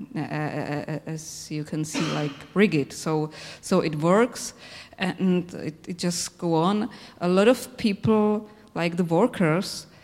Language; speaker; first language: English; non-native, fluent; Czech